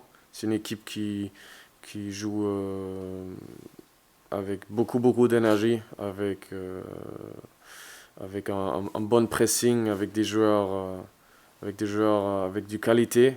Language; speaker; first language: French; non-native, fluent; German